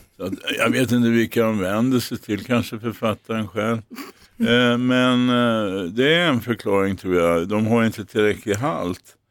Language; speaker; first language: Swedish; native; Swedish